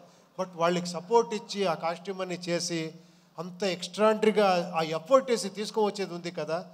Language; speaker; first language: Telugu; non-native, local second language; Kannada